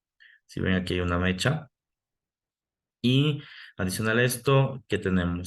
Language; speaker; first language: Spanish; native; Spanish